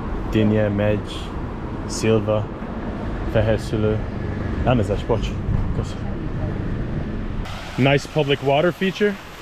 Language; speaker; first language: Hungarian; non-native, learner; English